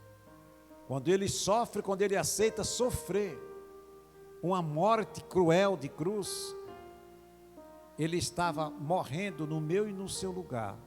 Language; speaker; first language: Portuguese; native; Portuguese